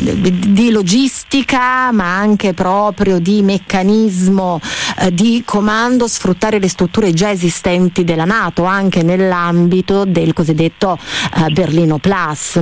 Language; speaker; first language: Italian; native; Italian